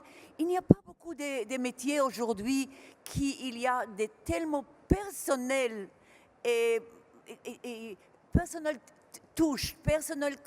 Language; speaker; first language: French; non-native, learner; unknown